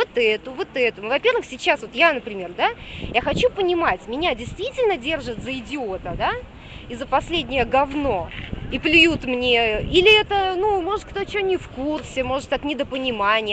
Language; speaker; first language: Russian; native; Russian